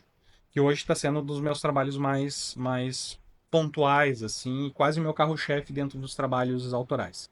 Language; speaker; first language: Portuguese; native; Portuguese